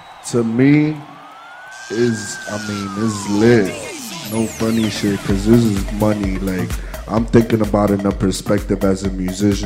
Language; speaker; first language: English; early bilingual, other home language; Spanish